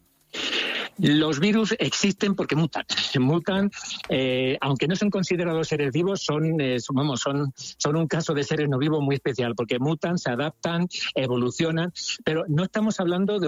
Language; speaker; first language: Spanish; native; Spanish